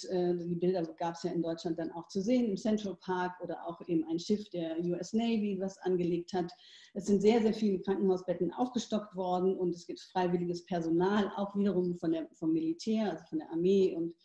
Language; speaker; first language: German; native; German